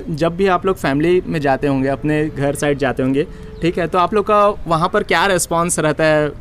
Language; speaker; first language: Hindi; native; Hindi